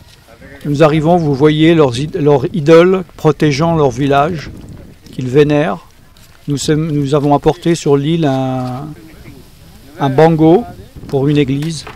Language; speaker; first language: French; native; French